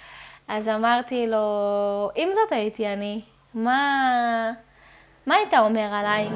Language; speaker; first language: Hebrew; early bilingual, other home language; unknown